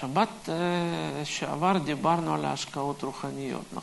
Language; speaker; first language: Hebrew; non-native, fluent; Russian